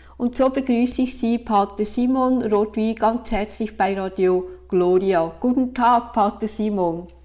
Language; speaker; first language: German; native; German